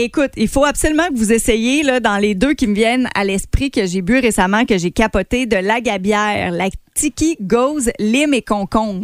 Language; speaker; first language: French; native; French